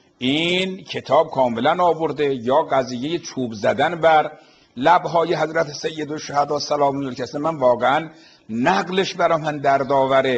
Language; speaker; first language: Persian; native; Persian